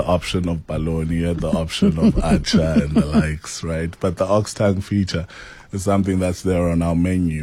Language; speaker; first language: English; non-native, local second language; Xhosa